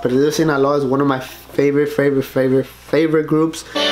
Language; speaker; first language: English; early bilingual, other home language; Spanish